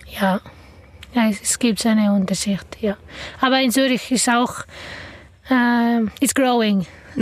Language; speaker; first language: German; non-native, learner; Arabic